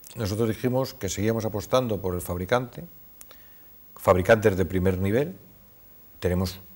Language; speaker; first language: Spanish; native; Spanish